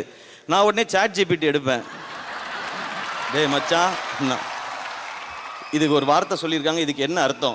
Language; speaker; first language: Tamil; native; Tamil